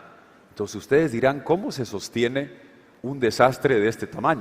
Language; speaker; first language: Spanish; native; Spanish